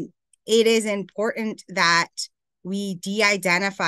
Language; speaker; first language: English; native; English